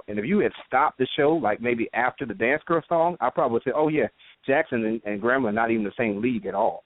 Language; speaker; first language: English; native; English